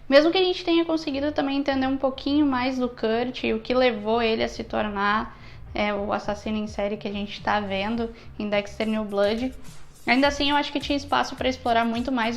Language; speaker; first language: Portuguese; native; Portuguese